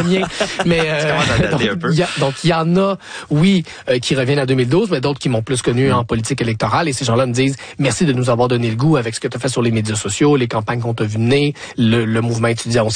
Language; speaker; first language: French; native; French